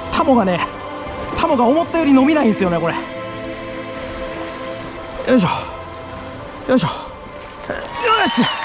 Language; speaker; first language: Japanese; native; Japanese